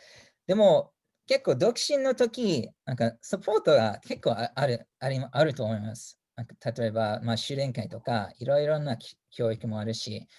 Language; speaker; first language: Japanese; non-native, fluent; English